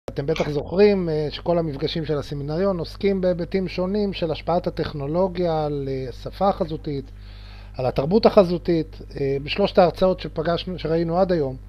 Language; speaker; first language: Hebrew; native; Hebrew